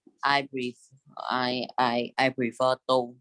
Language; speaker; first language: English; non-native, learner; Vietnamese